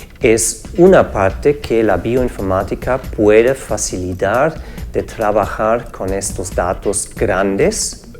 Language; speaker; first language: Spanish; non-native, fluent; German